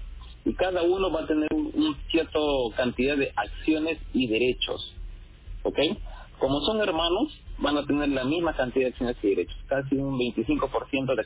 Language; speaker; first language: Spanish; native; Spanish